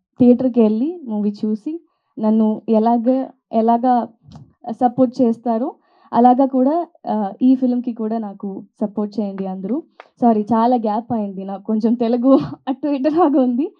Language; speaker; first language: Telugu; non-native, learner; Tamil